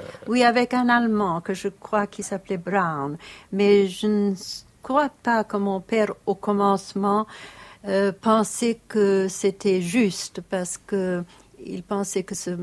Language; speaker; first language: French; non-native, fluent; Italian